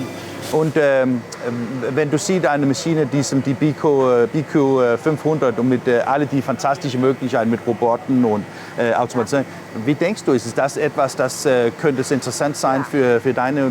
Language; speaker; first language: German; non-native, learner; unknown